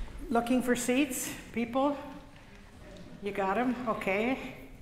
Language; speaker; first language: English; native; English